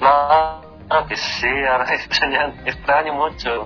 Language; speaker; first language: Spanish; non-native, fluent; Korean